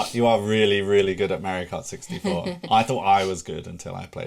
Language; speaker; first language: English; native; English